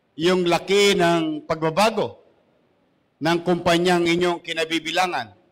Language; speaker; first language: Filipino; native; Filipino